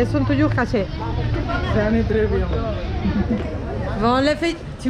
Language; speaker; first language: French; non-native, fluent; Spanish